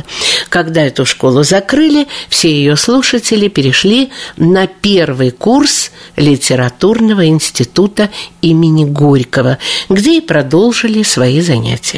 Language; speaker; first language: Russian; native; Russian